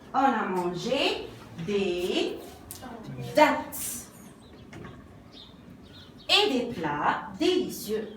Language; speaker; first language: French; non-native, local second language; Arabic